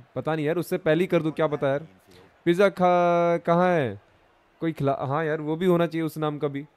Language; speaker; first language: Hindi; non-native, local second language; Bangla